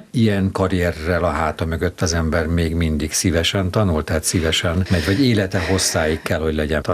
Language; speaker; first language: Hungarian; native; Hungarian